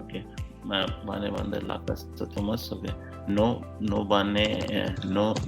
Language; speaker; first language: Spanish; non-native, learner; English